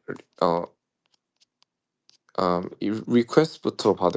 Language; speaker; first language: Korean; early bilingual, heritage; Korean